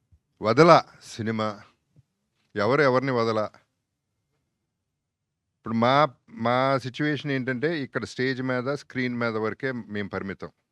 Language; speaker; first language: Telugu; native; Telugu